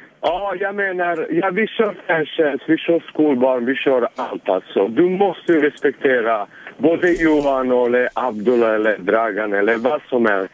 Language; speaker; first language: Swedish; non-native, fluent; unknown